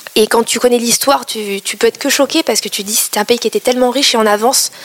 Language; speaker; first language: French; native; French